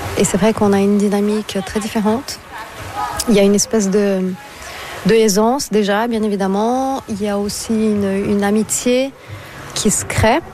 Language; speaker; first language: French; non-native, fluent; Portuguese